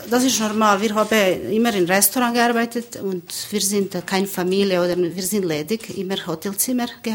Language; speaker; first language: German; non-native, learner; Bosnian